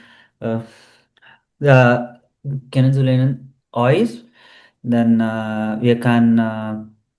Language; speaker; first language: German; non-native, learner; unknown